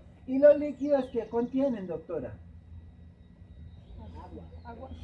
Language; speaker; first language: Spanish; native; Spanish